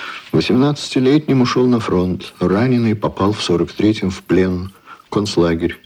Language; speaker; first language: Russian; native; Russian